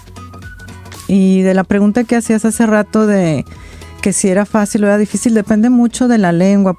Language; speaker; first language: Spanish; native; Spanish